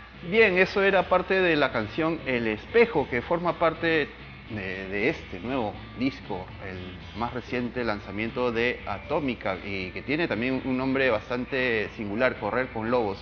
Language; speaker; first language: Spanish; native; Spanish